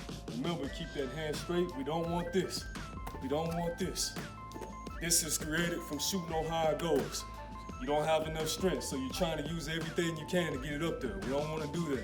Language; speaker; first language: English; native; English